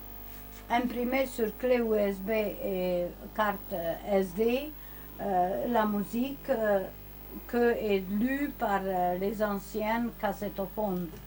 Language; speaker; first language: French; non-native, learner; Romanian